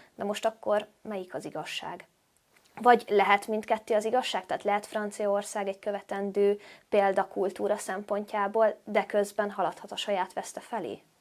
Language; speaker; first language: Hungarian; native; Hungarian